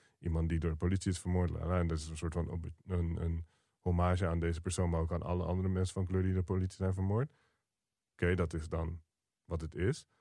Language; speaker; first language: Dutch; native; Dutch